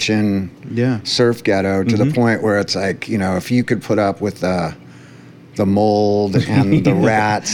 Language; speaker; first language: English; native; English